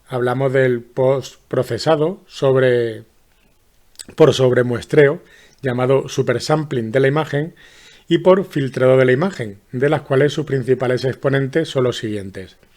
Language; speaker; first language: Spanish; native; Spanish